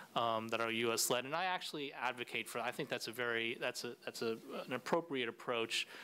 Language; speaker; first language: English; native; English